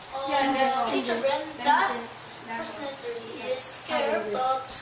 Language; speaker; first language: English; non-native, learner; Korean